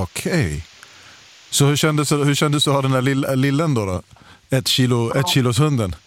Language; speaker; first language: Swedish; native; Swedish